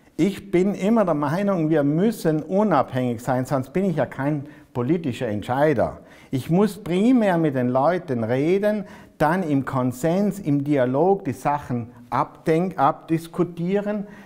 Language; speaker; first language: German; native; German